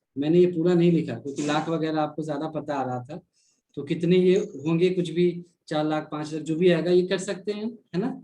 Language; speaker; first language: Hindi; native; Hindi